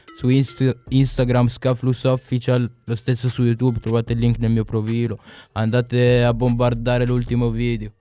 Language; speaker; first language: Italian; early bilingual, other home language; Arabic